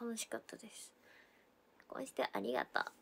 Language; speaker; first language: Japanese; native; Japanese